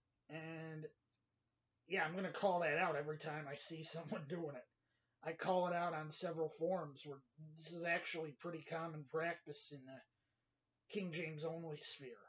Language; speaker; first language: English; native; English